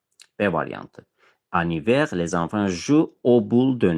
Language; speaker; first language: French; non-native, fluent; Azerbaijani